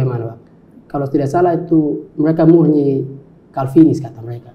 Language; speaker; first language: Indonesian; native; Indonesian